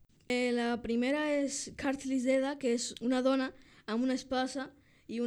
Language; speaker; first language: Catalan; early bilingual, other home language; Georgian